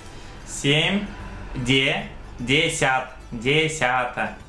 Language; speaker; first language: Japanese; non-native, fluent; Russian